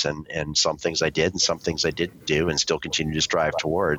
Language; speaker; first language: English; native; English